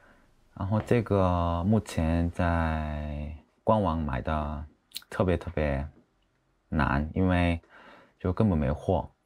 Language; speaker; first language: Chinese; non-native, fluent; Korean